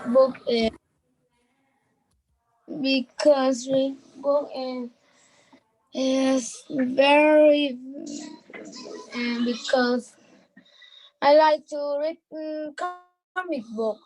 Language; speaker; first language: English; non-native, learner; Vietnamese